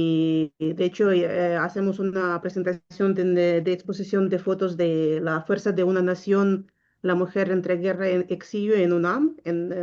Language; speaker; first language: Spanish; non-native, learner; Ukrainian